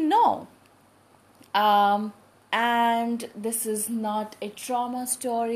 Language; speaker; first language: English; non-native, local second language; Hindi